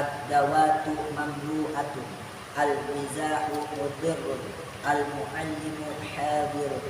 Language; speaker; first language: Arabic; non-native, learner; Indonesian